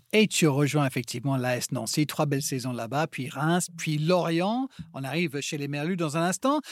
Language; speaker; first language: French; non-native, fluent; English